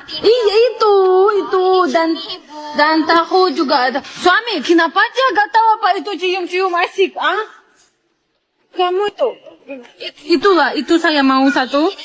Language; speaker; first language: Indonesian; non-native, learner; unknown